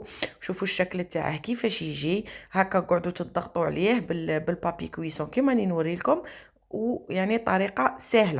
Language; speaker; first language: Arabic; native; Arabic